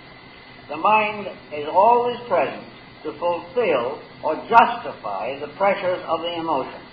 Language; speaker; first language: English; native; English